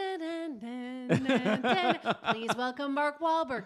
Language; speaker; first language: English; native; English